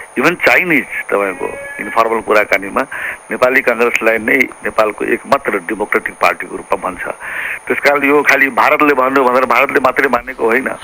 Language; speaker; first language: Nepali; non-native, local second language; Maithili